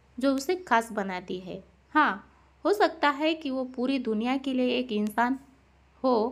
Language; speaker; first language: Hindi; non-native, local second language; Marathi